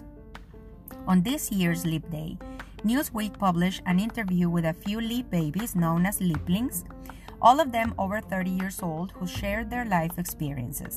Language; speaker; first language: English; non-native, fluent; Spanish